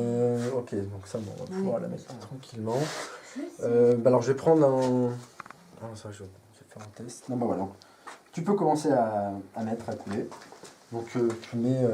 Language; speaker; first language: French; native; French